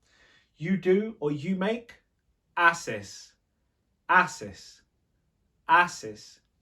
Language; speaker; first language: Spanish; non-native, fluent; English